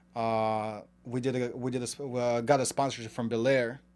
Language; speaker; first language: English; non-native, fluent; Kazakh